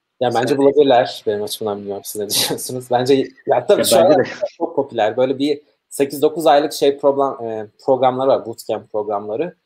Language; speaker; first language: Turkish; native; Turkish